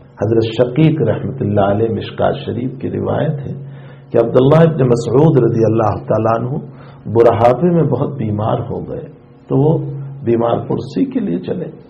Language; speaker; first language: Urdu; non-native, local second language; Gujarati